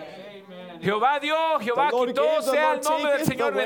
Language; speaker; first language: Spanish; native; Spanish